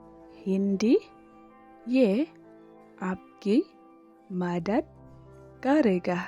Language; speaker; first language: Hindi; non-native, local second language; Khasi